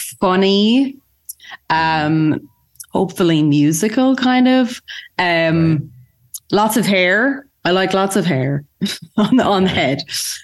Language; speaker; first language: English; native; English